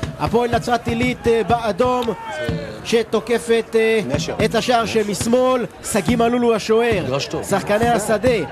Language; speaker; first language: Hebrew; native; Hebrew